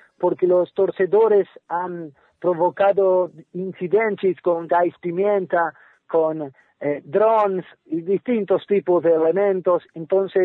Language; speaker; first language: Portuguese; non-native, learner; Spanish